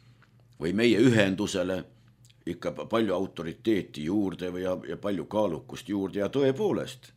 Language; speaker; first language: Estonian; native; Estonian